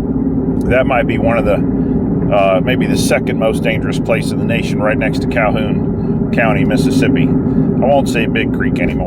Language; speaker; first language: English; native; English